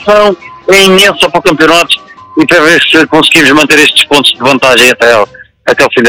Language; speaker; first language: Portuguese; native; Portuguese